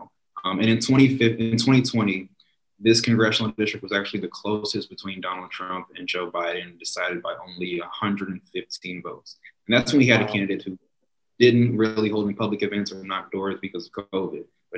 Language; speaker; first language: English; native; English